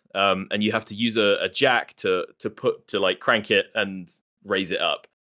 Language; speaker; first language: English; native; English